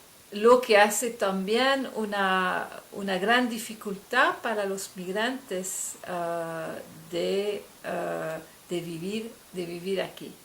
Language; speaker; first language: Spanish; non-native, fluent; French